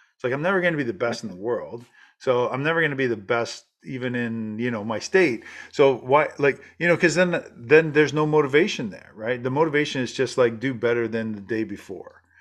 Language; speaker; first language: English; native; English